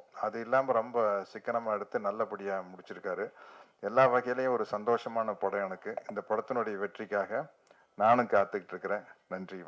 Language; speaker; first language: Tamil; native; Tamil